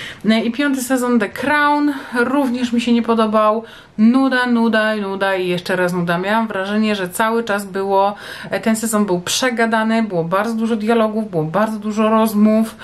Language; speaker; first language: Polish; native; Polish